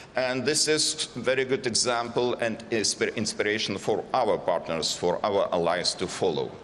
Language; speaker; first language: English; non-native, fluent; Lithuanian